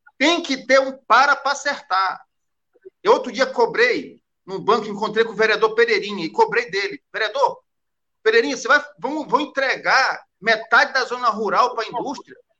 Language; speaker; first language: Portuguese; native; Portuguese